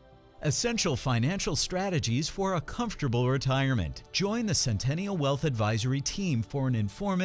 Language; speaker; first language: English; native; English